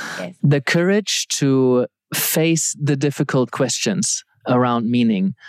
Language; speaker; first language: English; non-native, fluent; German